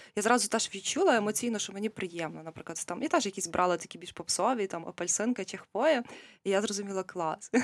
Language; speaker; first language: Ukrainian; native; Ukrainian